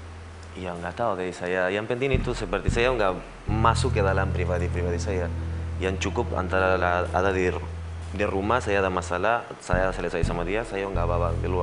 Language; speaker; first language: Indonesian; non-native, learner; Spanish